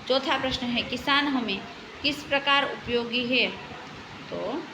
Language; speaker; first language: Hindi; non-native, local second language; Gujarati